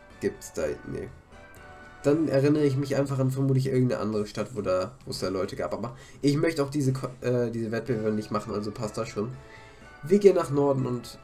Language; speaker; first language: German; native; German